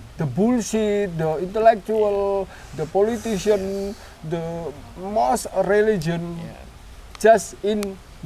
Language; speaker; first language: English; non-native, learner; Indonesian